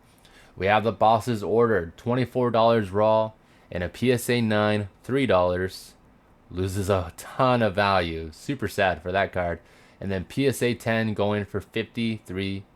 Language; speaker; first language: English; native; English